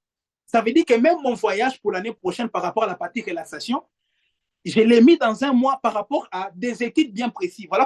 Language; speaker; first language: French; non-native, local second language; Lingala